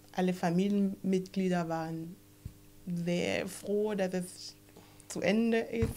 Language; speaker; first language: German; non-native, fluent; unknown